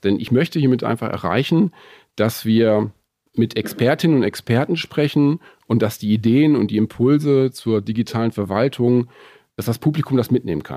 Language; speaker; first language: German; native; German